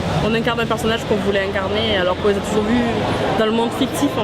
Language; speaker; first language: French; native; French